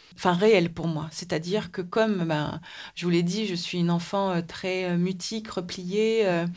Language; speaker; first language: French; native; French